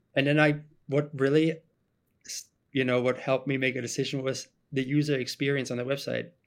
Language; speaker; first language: English; non-native, fluent; German